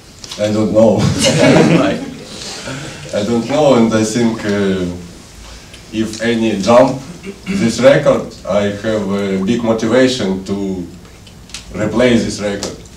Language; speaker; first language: English; non-native, learner; Ukrainian